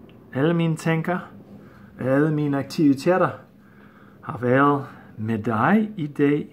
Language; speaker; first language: Danish; non-native, fluent; English